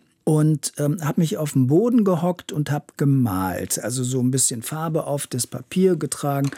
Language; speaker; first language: German; native; German